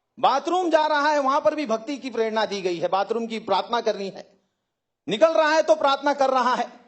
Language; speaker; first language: Hindi; native; Hindi